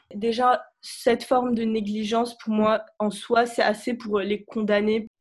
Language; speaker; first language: French; native; French